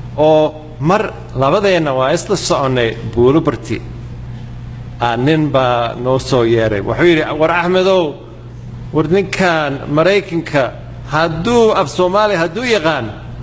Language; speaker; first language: Somali; non-native, fluent; English